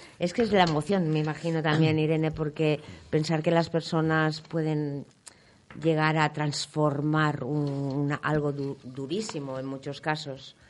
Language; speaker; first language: Spanish; non-native, local second language; Catalan